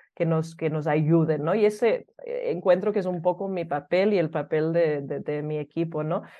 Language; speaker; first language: Spanish; early bilingual, other home language; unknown